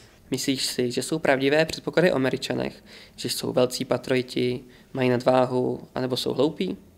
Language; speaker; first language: Czech; native; Czech